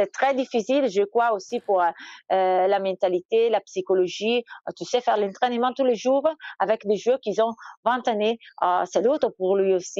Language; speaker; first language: French; non-native, fluent; Italian